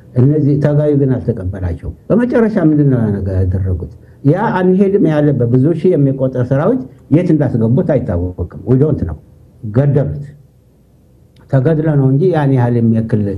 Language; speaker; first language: Amharic; non-native, local second language; Tigrinya